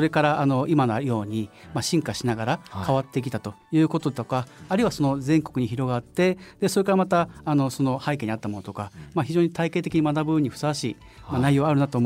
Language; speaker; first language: Japanese; native; Japanese